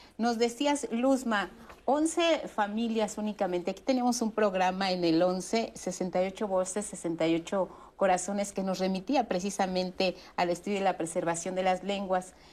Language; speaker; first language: Spanish; native; Spanish